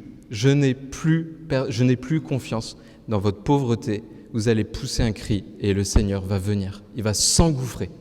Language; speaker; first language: French; native; French